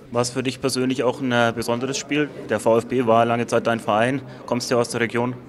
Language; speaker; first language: German; native; German